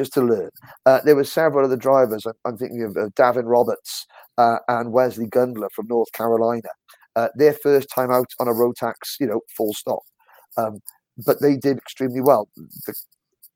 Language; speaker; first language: English; native; English